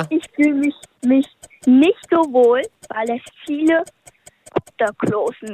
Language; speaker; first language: German; early bilingual, heritage; German